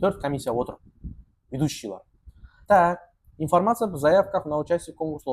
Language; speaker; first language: Russian; non-native, local second language; Kazakh